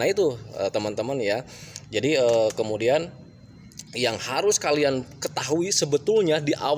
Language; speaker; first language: Indonesian; native; Indonesian